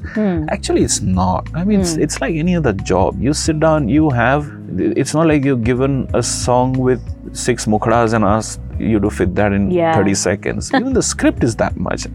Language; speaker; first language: English; non-native, local second language; Gujarati